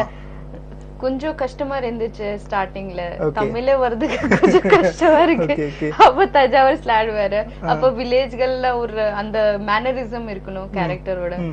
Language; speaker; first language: Tamil; non-native, local second language; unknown